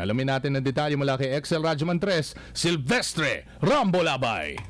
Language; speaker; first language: Filipino; native; Filipino